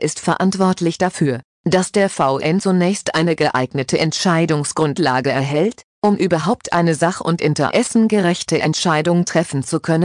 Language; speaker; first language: German; native; German